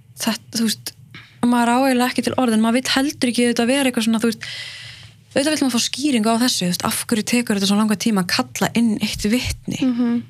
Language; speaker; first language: Icelandic; native; Icelandic